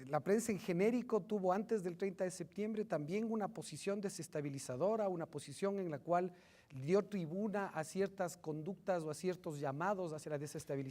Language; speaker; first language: Spanish; native; Spanish